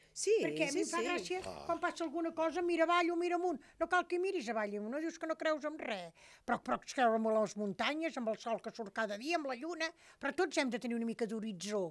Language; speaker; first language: Catalan; native; Catalan